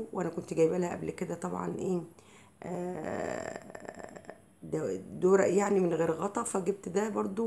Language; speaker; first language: Arabic; native; Arabic